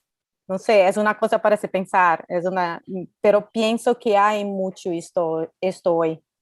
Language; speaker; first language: Spanish; non-native, fluent; Portuguese